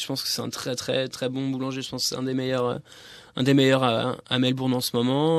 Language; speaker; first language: French; native; French